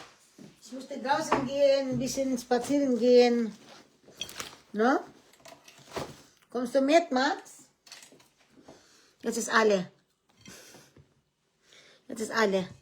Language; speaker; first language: German; non-native, learner; Cebuano